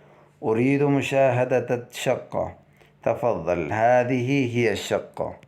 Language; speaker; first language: Arabic; non-native, fluent; Urdu